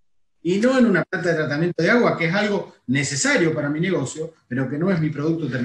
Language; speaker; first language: Spanish; native; Spanish